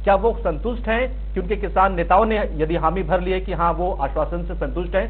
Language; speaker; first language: Hindi; native; Hindi